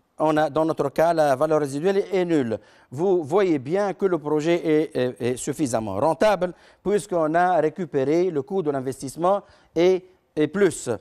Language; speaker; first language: French; non-native, local second language; Arabic